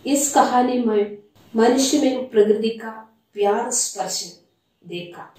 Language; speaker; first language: Hindi; non-native, local second language; Malayalam